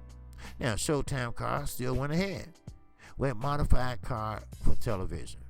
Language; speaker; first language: English; native; English